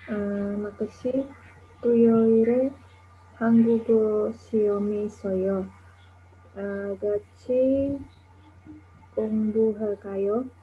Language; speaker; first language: Korean; non-native, learner; Indonesian